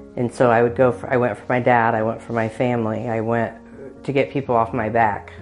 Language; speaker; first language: English; native; English